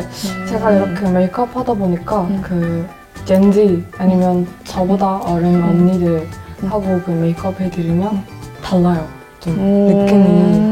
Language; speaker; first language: Korean; non-native, fluent; Mongolian